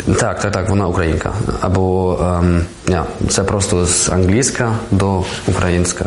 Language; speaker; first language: Ukrainian; non-native, learner; German